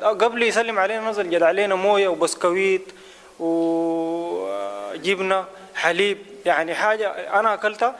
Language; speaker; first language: Arabic; native; Arabic